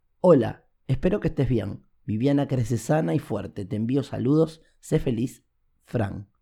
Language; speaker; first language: Spanish; native; Spanish